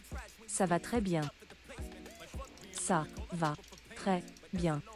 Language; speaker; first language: French; non-native, learner; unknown